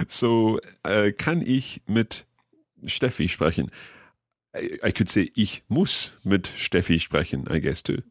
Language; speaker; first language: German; non-native, learner; English